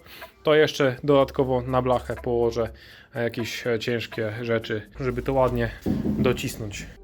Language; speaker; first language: Polish; native; Polish